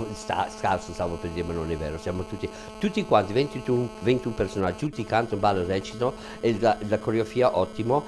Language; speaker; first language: Italian; non-native, fluent; English